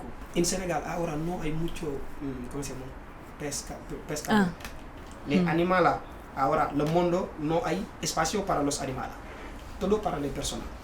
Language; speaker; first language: Spanish; non-native, local second language; Wolof